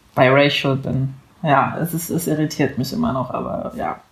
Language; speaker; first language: German; early bilingual, other home language; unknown